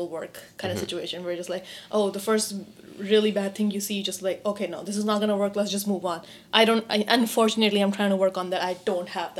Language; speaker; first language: English; non-native, local second language; Urdu